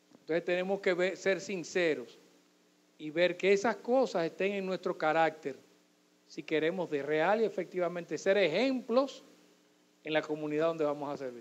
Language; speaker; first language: Spanish; native; Spanish